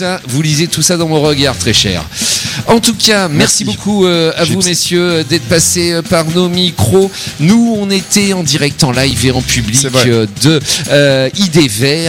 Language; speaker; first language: French; native; French